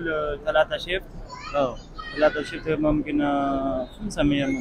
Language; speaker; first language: Arabic; non-native, learner; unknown